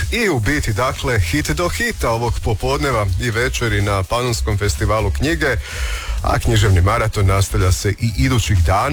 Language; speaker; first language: Serbian; native; Serbian